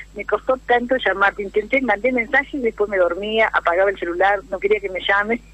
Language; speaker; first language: Spanish; native; Spanish